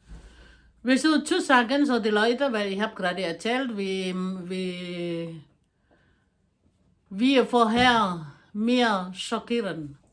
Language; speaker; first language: German; non-native, learner; Indonesian